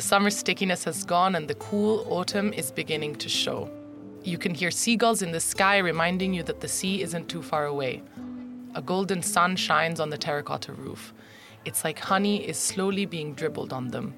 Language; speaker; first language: English; non-native, fluent; Italian